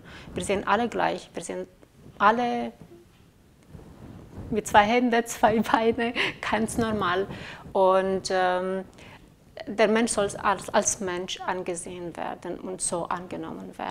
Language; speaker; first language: German; non-native, fluent; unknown